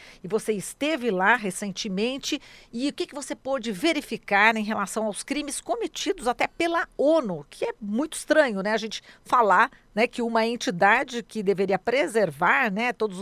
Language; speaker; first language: Portuguese; native; Portuguese